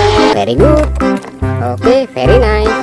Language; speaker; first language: English; non-native, learner; Indonesian